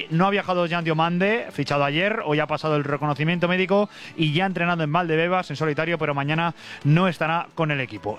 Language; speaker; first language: Spanish; native; Spanish